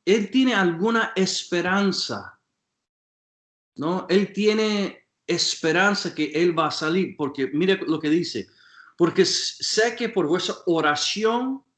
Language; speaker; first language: Spanish; non-native, fluent; English